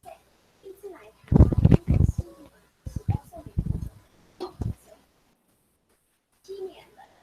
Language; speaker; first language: Chinese; non-native, fluent; Mongolian